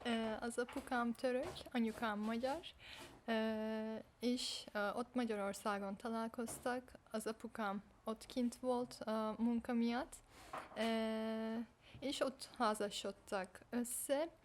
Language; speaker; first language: Hungarian; early bilingual, heritage; Turkish